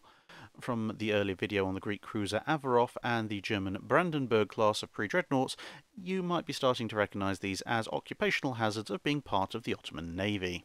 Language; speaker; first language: English; native; English